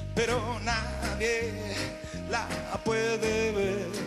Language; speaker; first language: Spanish; native; Spanish